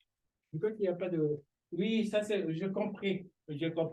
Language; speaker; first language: French; non-native, fluent; Japanese